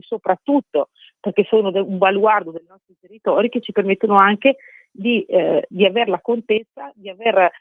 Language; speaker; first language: Italian; native; Italian